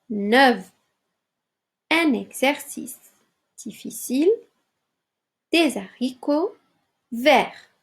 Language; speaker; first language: French; non-native, local second language; Arabic